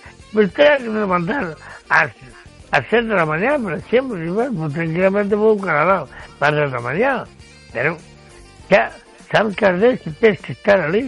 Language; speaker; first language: Spanish; native; Spanish